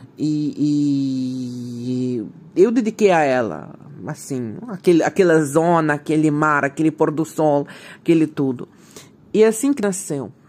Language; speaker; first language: Portuguese; non-native, fluent; Ukrainian